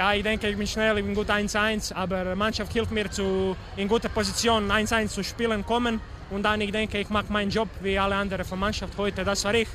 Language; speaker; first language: German; non-native, fluent; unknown